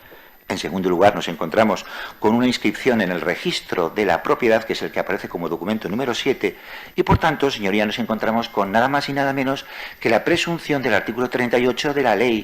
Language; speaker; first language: Spanish; native; Spanish